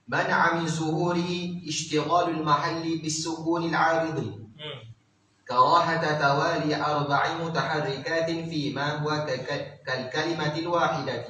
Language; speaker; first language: Arabic; non-native, learner; Malay